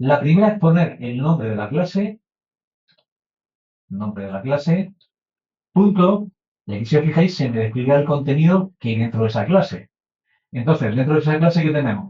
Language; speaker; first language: Spanish; native; Spanish